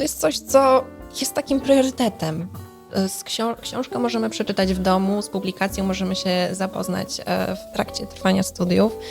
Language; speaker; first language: Polish; native; Polish